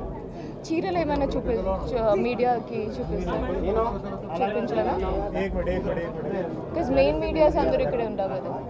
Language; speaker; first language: Telugu; non-native, fluent; Malayalam